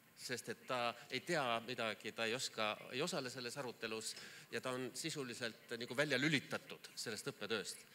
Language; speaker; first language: Estonian; native; Estonian